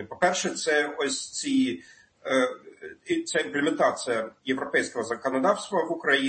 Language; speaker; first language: Ukrainian; non-native, fluent; German